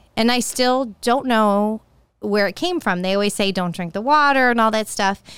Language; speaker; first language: English; native; English